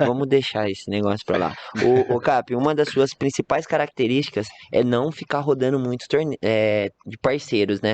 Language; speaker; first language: Portuguese; native; Portuguese